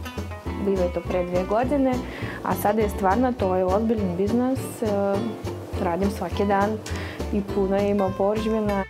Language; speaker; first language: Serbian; non-native, fluent; Russian